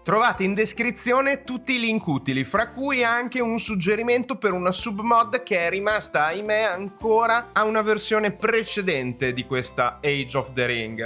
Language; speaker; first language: Italian; native; Italian